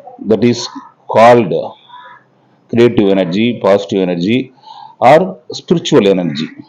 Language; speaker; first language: English; non-native, local second language; Tamil